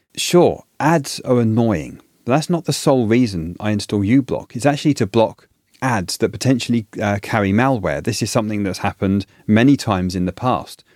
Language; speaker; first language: English; native; English